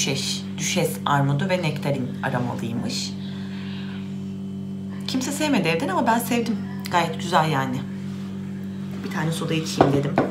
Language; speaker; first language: Turkish; native; Turkish